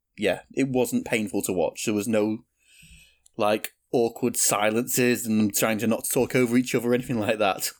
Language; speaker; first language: English; native; English